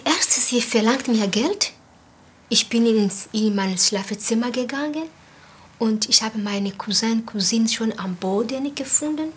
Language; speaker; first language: German; non-native, learner; Kinyarwanda